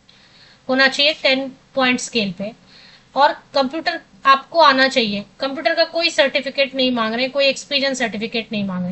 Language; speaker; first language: Hindi; native; Hindi